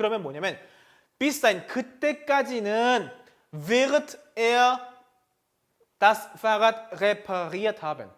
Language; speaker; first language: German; non-native, fluent; Korean